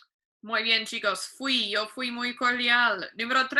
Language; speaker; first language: Spanish; non-native, fluent; English